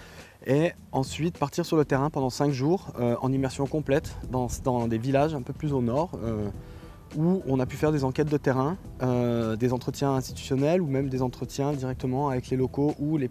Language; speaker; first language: French; native; French